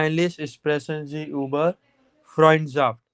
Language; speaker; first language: German; non-native, fluent; Hindi